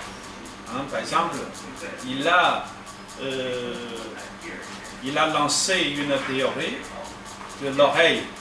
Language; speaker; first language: French; non-native, fluent; Chinese